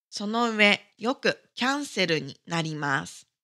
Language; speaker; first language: Japanese; native; Japanese